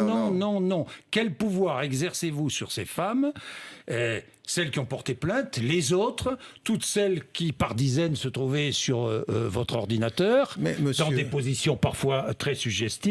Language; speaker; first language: French; native; French